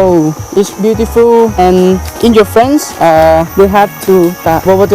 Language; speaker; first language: English; non-native, learner; Lao